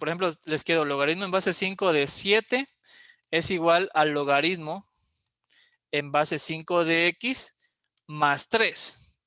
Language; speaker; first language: Spanish; native; Spanish